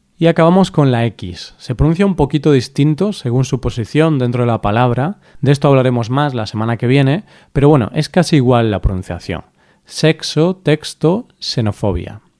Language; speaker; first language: Spanish; native; Spanish